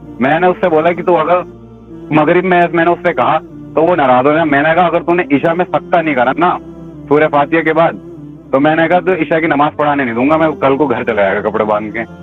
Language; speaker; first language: Urdu; native; Urdu